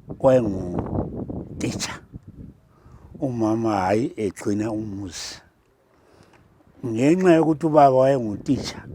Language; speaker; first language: Zulu; native; Zulu